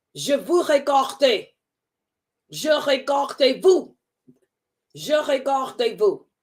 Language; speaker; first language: French; non-native, learner; English